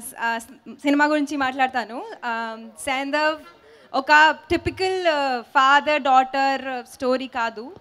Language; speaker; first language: Telugu; non-native, fluent; Hindi